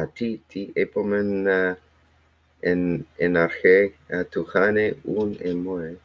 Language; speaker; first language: Greek; non-native, learner; English